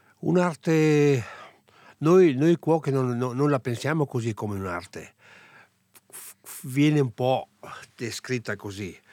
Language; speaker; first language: Italian; non-native, local second language; German